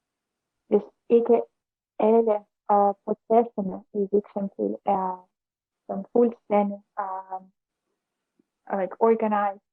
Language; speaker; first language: Danish; non-native, learner; Russian